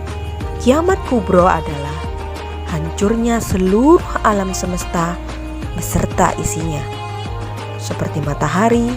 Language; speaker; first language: Indonesian; native; Indonesian